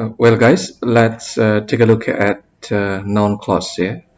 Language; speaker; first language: English; non-native, fluent; Indonesian